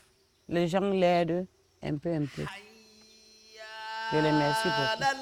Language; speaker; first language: French; non-native, local second language; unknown